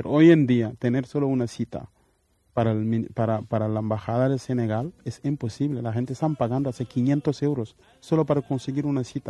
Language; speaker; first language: Spanish; non-native, fluent; Wolof